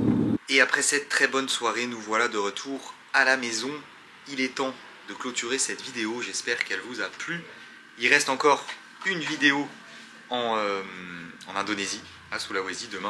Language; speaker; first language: French; native; French